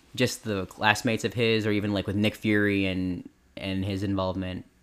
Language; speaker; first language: English; early bilingual, other home language; Filipino